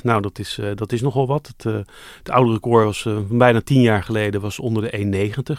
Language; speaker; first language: Dutch; native; Dutch